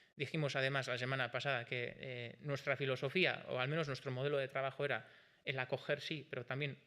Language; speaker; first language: Spanish; non-native, local second language; Basque